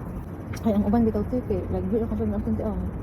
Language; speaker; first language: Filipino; non-native, local second language; Cebuano